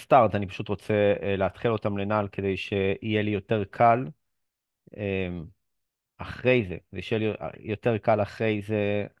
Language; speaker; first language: Hebrew; native; Hebrew